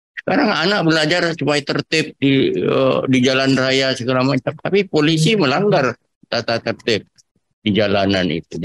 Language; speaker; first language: Indonesian; non-native, local second language; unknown